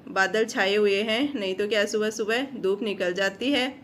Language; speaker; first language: Hindi; non-native, local second language; Marwari